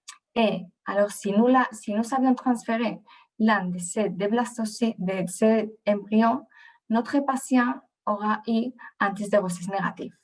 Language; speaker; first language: French; non-native, fluent; Spanish